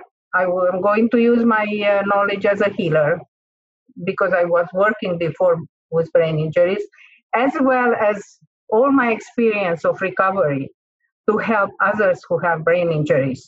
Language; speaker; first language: English; non-native, fluent; Hungarian